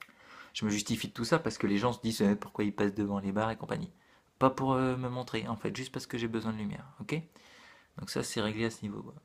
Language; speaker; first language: French; native; French